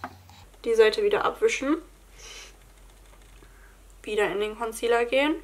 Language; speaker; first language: German; native; German